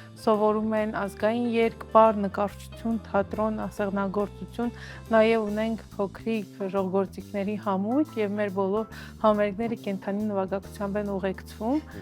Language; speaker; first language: Armenian; native; Armenian